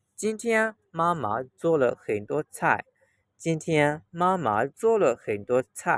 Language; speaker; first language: Chinese; non-native, fluent; Burmese